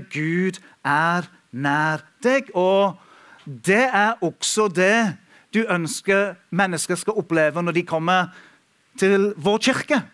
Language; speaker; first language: Norwegian; non-native, fluent; English